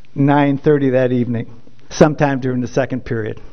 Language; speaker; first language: English; native; English